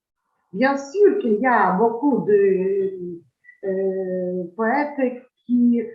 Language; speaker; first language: French; non-native, fluent; Ukrainian